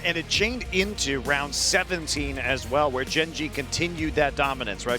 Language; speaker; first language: English; native; English